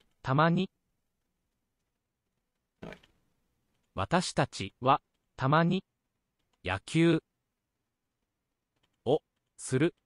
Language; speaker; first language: Japanese; non-native, learner; English